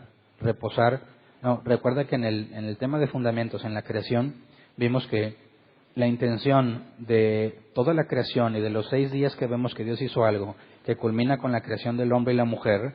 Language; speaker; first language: Spanish; native; Spanish